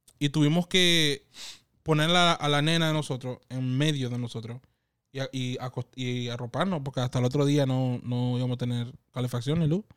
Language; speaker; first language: Spanish; native; Spanish